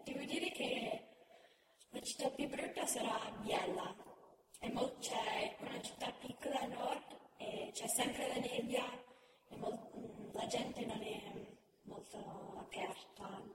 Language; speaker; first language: Italian; non-native, fluent; English